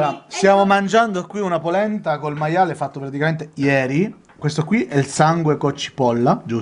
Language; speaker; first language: Italian; native; Italian